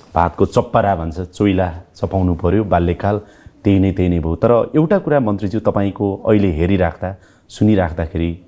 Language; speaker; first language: Nepali; native; Nepali